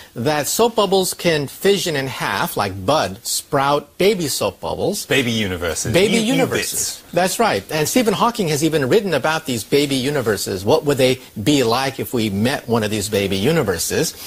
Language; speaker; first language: English; native; English